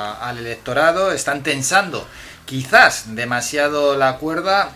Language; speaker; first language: Spanish; native; Spanish